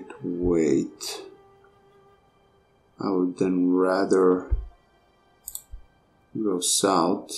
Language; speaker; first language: English; non-native, fluent; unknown